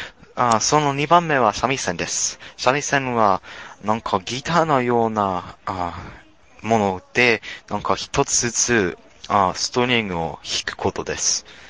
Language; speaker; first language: Japanese; non-native, learner; English